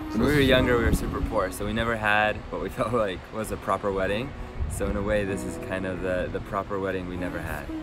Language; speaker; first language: English; native; English